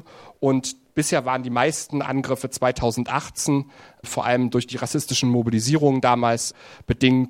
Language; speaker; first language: German; native; German